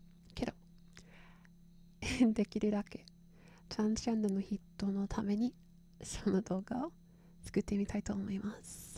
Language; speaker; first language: Japanese; non-native, learner; English